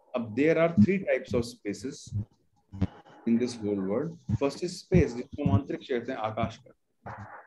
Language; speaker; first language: Hindi; native; Hindi